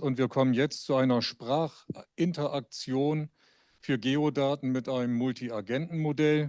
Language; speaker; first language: German; native; German